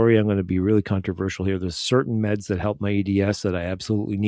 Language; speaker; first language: English; native; English